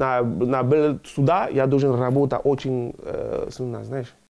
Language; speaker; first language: Russian; non-native, learner; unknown